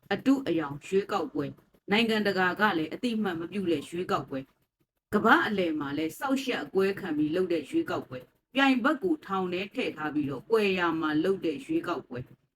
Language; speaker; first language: Burmese; native; Burmese